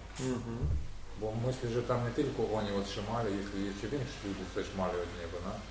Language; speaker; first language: Polish; non-native, learner; Russian